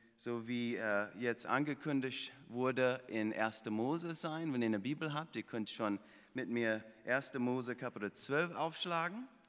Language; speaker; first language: German; non-native, fluent; English